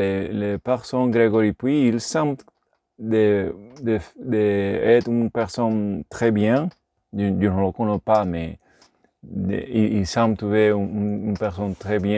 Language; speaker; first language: French; non-native, learner; Spanish